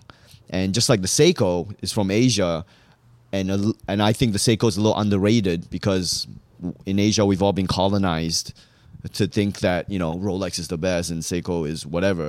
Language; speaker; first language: English; native; English